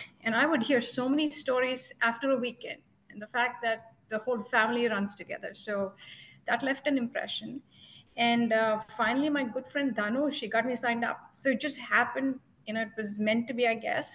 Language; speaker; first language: English; non-native, local second language; Telugu